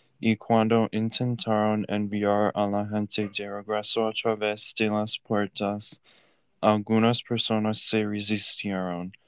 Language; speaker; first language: Spanish; non-native, learner; English